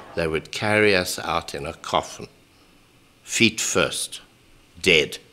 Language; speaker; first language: English; native; English